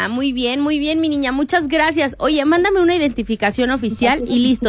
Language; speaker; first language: Spanish; native; Spanish